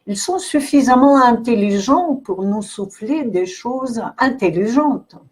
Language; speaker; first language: French; non-native, fluent; Russian